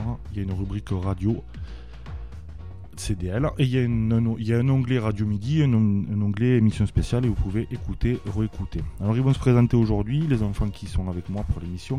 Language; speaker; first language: French; native; French